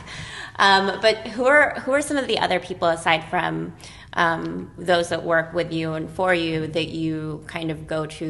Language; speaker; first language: English; non-native, local second language; Filipino